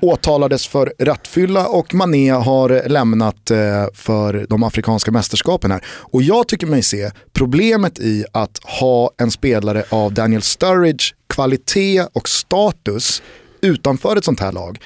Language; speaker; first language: Swedish; native; Swedish